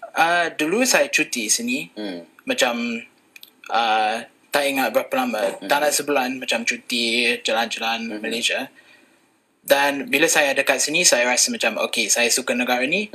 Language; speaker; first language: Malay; non-native, fluent; English